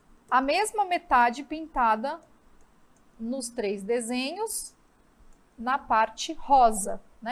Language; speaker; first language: Portuguese; native; Portuguese